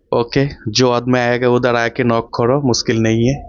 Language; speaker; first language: Hindi; non-native, learner; Bangla